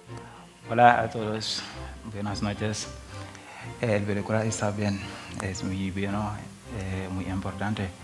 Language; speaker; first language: Spanish; non-native, learner; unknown